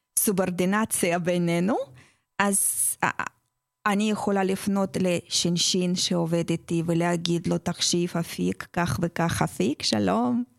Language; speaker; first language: Hebrew; non-native, fluent; Russian